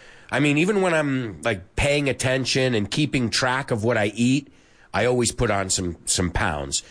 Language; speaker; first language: English; early bilingual, other home language; Spanish